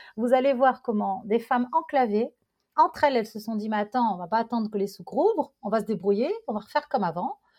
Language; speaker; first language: French; non-native, local second language; Arabic